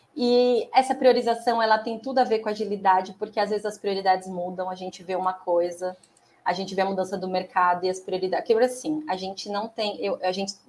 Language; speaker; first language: Portuguese; native; Portuguese